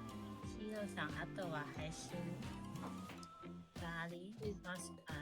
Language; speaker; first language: Japanese; non-native, learner; Chinese